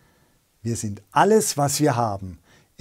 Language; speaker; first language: German; native; German